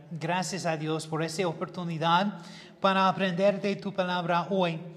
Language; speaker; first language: Spanish; non-native, fluent; English